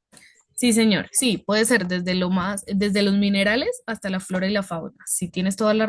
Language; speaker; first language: Spanish; native; Spanish